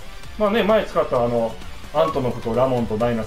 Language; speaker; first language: Japanese; native; Japanese